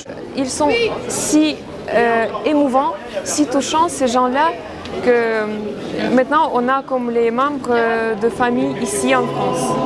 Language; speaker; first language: French; non-native, fluent; Ukrainian